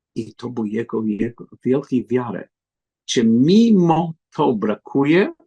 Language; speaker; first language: Polish; non-native, learner; English